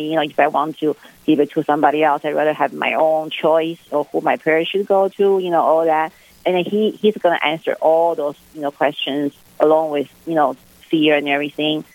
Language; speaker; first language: English; non-native, fluent; Chinese